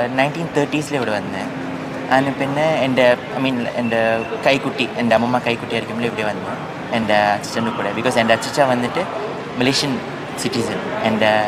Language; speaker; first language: Malayalam; early bilingual, heritage; Malayalam